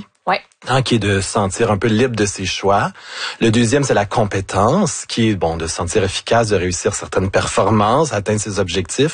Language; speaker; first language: French; native; French